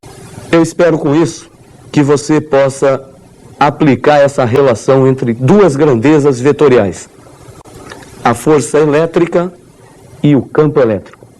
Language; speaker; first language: Portuguese; native; Portuguese